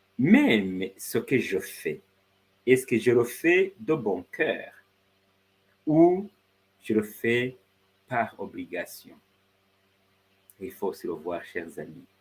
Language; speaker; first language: French; non-native, fluent; Spanish